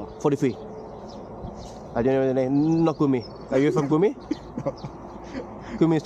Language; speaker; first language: English; non-native, learner; Cantonese